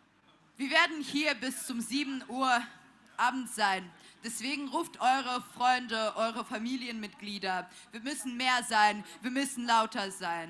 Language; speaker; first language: German; non-native, fluent; Ukrainian